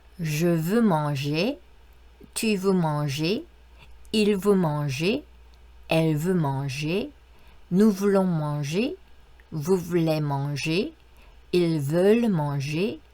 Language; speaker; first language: French; non-native, fluent; Korean